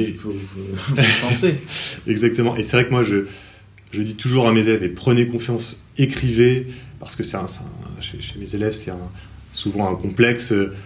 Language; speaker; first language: French; native; French